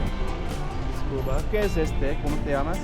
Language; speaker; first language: Spanish; non-native, learner; Korean